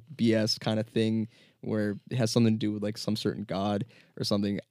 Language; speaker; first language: English; native; English